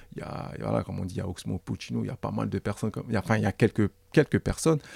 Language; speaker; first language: French; native; French